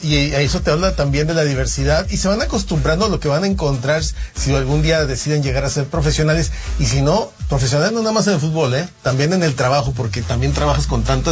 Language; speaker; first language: Spanish; native; Spanish